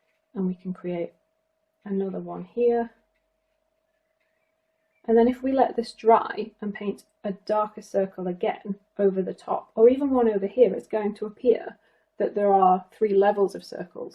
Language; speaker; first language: English; native; English